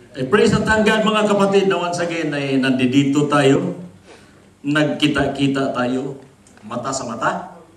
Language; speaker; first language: Filipino; non-native, local second language; Cebuano